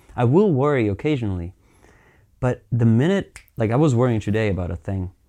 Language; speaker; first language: English; early bilingual, heritage; Finnish